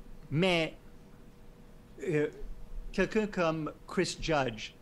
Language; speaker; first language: French; non-native, learner; English